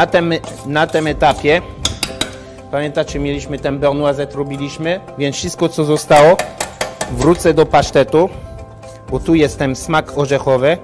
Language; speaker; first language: Polish; non-native, learner; French